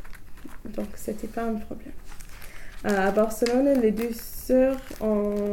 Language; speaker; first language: French; non-native, learner; English